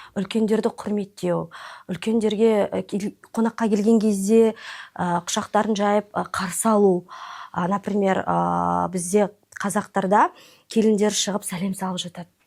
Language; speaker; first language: Kazakh; non-native, local second language; Russian